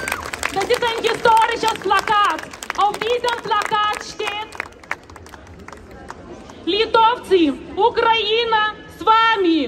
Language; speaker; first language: German; non-native, fluent; Lithuanian